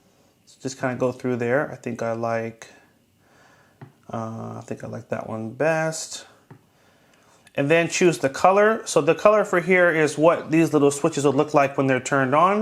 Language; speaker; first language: English; native; English